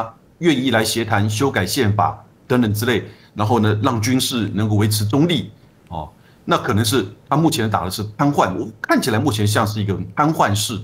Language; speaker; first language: Chinese; native; Chinese